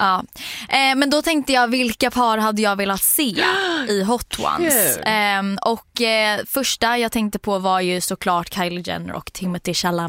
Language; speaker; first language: Swedish; native; Swedish